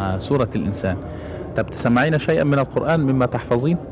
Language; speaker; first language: Arabic; native; Arabic